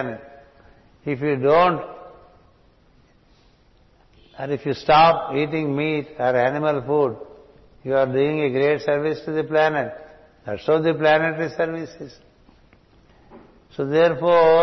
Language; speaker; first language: English; non-native, local second language; Telugu